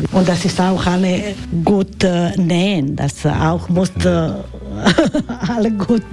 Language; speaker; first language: German; non-native, learner; Croatian